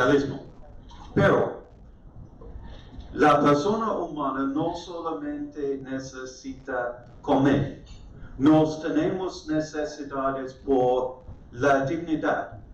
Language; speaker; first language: Spanish; non-native, learner; English